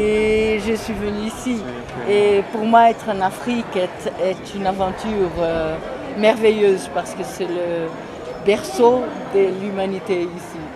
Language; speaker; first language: French; non-native, fluent; Portuguese